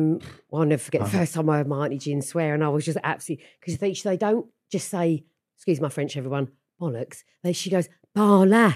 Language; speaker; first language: English; native; English